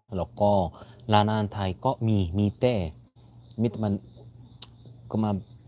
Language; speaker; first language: Thai; non-native, learner; Korean